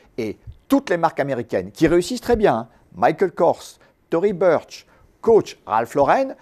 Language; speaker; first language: French; native; French